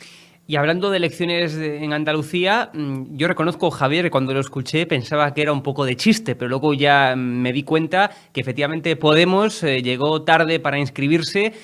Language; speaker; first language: Spanish; native; Spanish